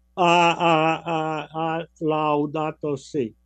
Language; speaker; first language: Spanish; non-native, learner; English